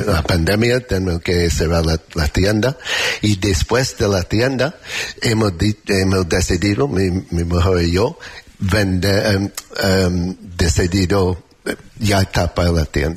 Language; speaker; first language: Spanish; non-native, learner; English